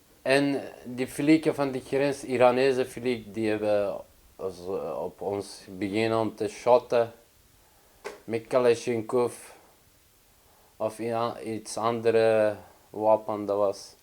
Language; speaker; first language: Dutch; non-native, learner; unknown